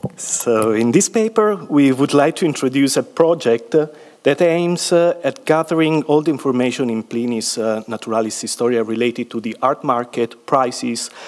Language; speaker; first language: English; non-native, fluent; Italian